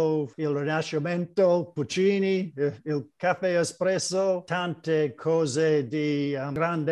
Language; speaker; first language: Italian; non-native, learner; English